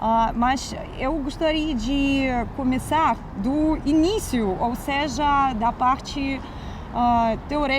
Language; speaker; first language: Portuguese; non-native, fluent; Russian